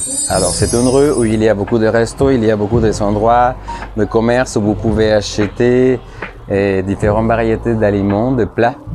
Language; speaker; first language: French; non-native, fluent; Spanish